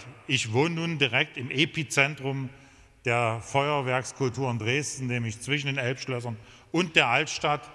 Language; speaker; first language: German; native; German